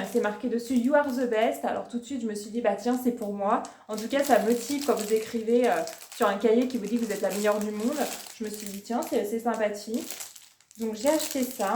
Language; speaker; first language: French; native; French